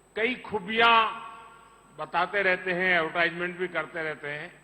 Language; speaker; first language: Hindi; non-native, local second language; Gujarati